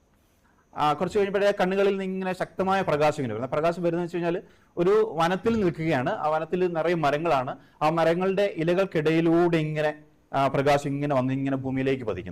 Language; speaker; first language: Malayalam; native; Malayalam